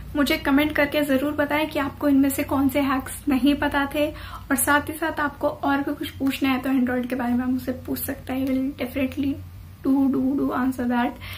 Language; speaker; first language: Hindi; native; Hindi